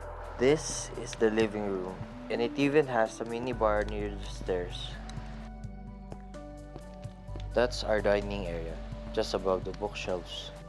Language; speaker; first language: English; non-native, local second language; Filipino